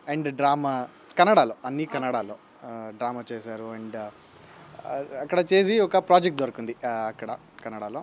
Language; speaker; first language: Telugu; non-native, learner; Kannada